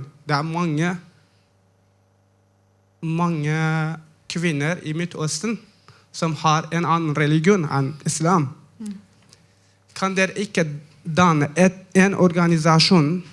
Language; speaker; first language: Norwegian; non-native, fluent; Persian